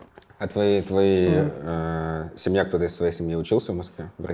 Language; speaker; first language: Russian; native; Russian